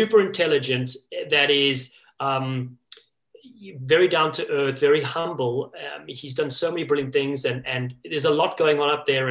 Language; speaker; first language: English; native; English